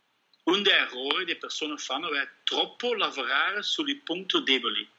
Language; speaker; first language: Italian; non-native, learner; Dutch